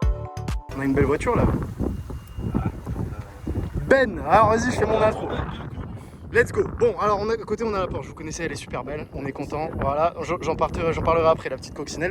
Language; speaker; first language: French; native; French